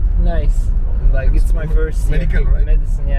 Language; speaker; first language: English; non-native, fluent; Turkish